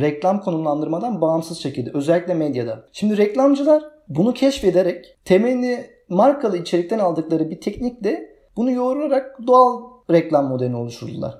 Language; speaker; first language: Turkish; native; Turkish